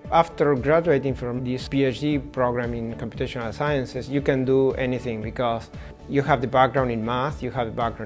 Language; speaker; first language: English; non-native, fluent; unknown